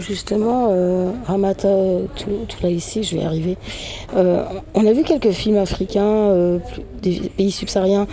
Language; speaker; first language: French; native; French